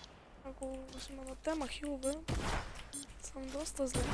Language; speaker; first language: Bulgarian; native; Bulgarian